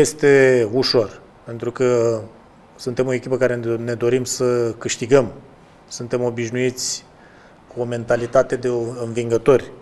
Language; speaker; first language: Romanian; native; Romanian